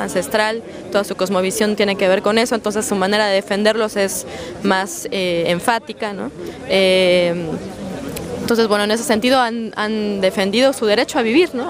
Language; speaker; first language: Spanish; native; Spanish